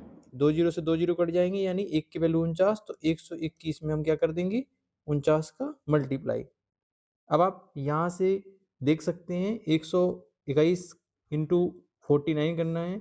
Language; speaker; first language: Hindi; native; Hindi